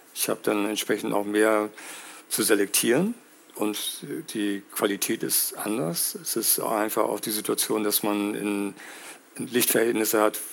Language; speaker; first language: German; native; German